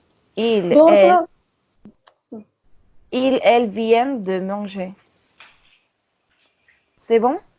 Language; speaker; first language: French; non-native, fluent; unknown